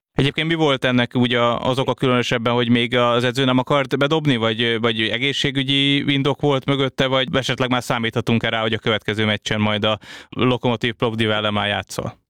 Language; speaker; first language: Hungarian; native; Hungarian